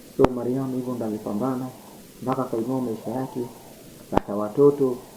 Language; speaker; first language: Swahili; non-native, local second language; Luo (Kenya and Tanzania)